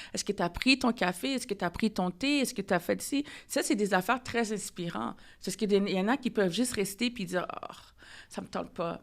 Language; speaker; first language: French; native; French